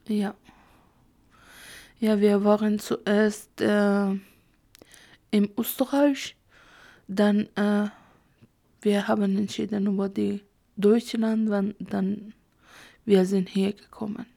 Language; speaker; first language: German; non-native, learner; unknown